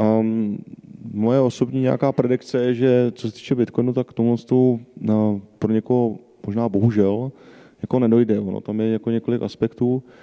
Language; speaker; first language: Czech; native; Czech